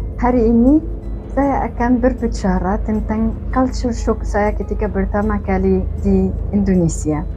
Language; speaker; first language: Indonesian; non-native, fluent; Arabic